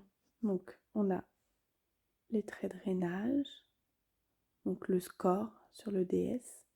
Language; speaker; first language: French; native; French